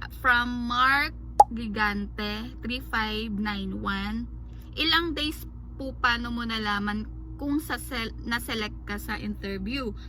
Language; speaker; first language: Filipino; native; Filipino